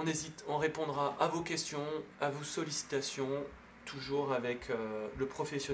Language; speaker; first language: French; native; French